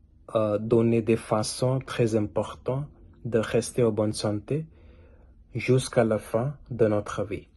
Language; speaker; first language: French; non-native, learner; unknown